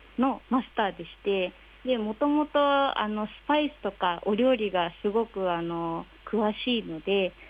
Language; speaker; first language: Japanese; native; Japanese